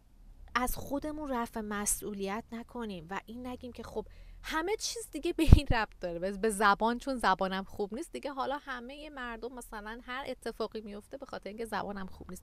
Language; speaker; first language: Persian; native; Persian